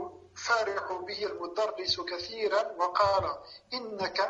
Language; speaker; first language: Arabic; non-native, learner; French